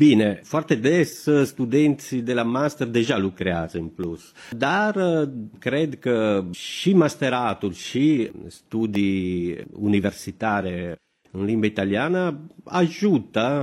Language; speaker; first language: Romanian; non-native, fluent; Italian